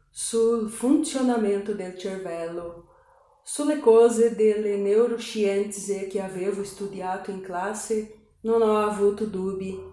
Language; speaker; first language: Italian; non-native, learner; Portuguese